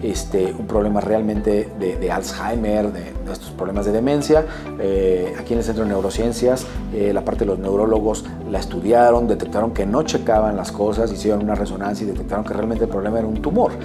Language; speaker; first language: Spanish; native; Spanish